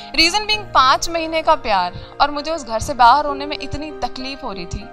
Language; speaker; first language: Hindi; native; Hindi